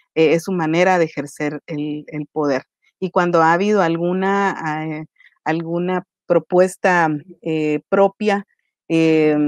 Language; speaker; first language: Spanish; native; Spanish